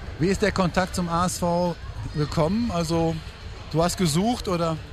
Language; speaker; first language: German; native; German